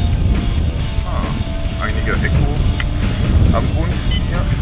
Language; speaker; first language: German; non-native, learner; French